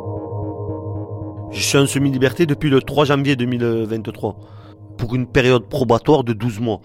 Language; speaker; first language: French; native; French